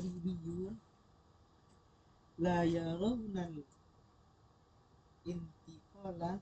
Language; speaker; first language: Arabic; non-native, learner; Indonesian